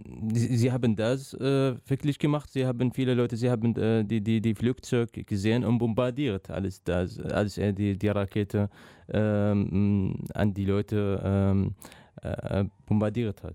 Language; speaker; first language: German; non-native, learner; Arabic